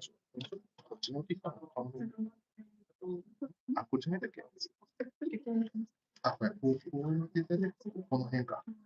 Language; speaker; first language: Japanese; native; Japanese